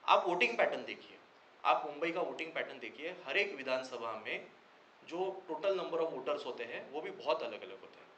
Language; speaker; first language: Hindi; non-native, local second language; Marathi